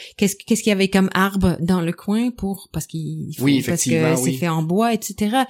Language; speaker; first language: French; non-native, fluent; English